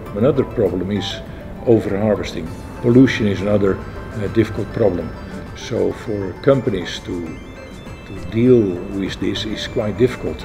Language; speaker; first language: English; non-native, fluent; Dutch